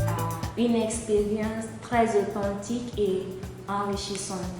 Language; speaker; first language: French; non-native, fluent; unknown